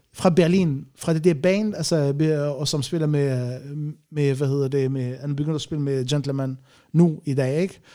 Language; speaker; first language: Danish; non-native, fluent; Arabic